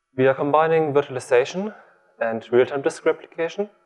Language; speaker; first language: English; non-native, fluent; German